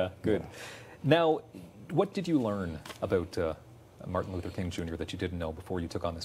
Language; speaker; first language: English; native; English